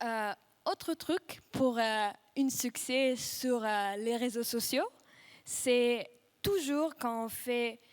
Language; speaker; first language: French; non-native, fluent; Russian